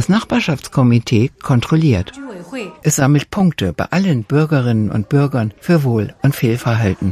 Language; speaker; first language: German; native; German